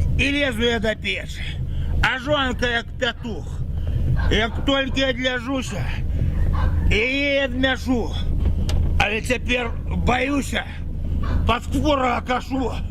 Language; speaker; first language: Belarusian; native; Belarusian